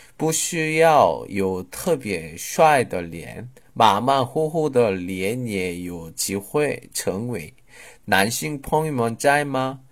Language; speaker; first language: Chinese; non-native, fluent; Korean